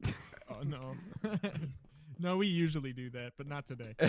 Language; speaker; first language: English; native; English